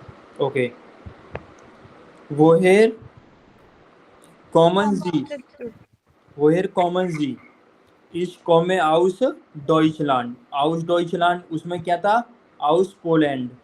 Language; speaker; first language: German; non-native, fluent; Hindi